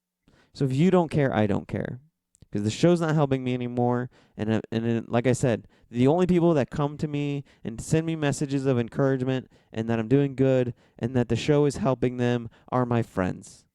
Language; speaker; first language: English; native; English